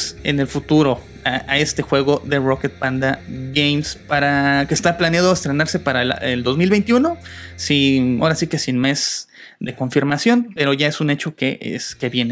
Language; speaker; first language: Spanish; native; Spanish